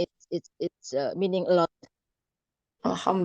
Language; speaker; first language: English; non-native, learner; Indonesian